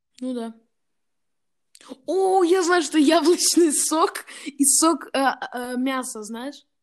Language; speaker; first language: Russian; early bilingual, heritage; Russian